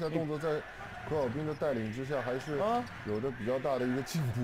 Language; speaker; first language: Chinese; native; Chinese